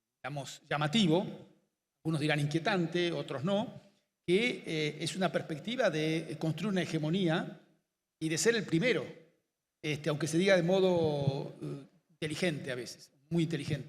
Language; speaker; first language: Spanish; native; Spanish